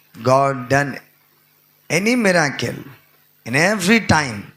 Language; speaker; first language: English; non-native, local second language; Telugu